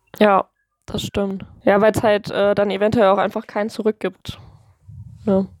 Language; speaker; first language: German; native; German